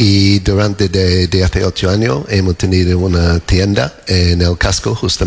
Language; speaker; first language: Spanish; non-native, learner; English